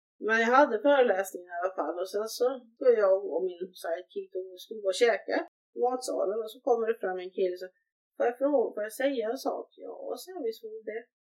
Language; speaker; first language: Swedish; native; Swedish